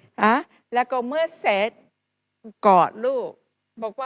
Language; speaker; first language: Thai; non-native, fluent; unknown